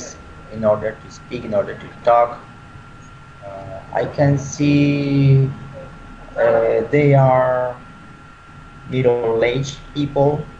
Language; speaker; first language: English; non-native, learner; Spanish